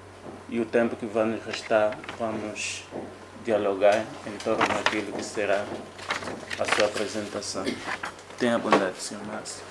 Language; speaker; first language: Portuguese; native; Portuguese